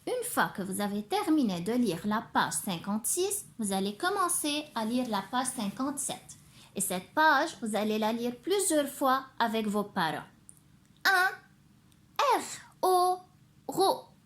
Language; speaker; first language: French; non-native, local second language; Arabic